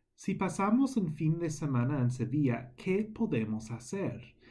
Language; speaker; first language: Spanish; non-native, fluent; English